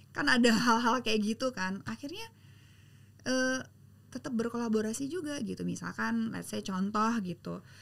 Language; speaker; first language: Indonesian; native; Indonesian